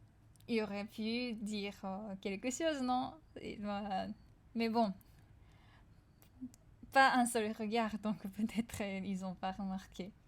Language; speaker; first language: French; non-native, fluent; Japanese